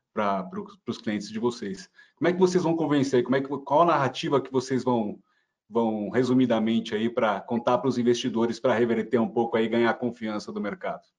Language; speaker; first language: Portuguese; native; Portuguese